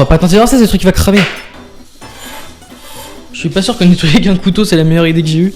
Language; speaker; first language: French; native; French